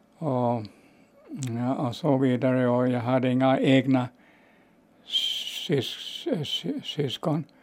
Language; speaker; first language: Swedish; native; Swedish